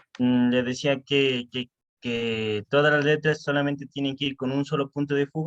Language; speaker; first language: Spanish; native; Spanish